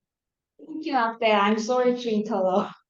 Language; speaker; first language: English; non-native, learner; Korean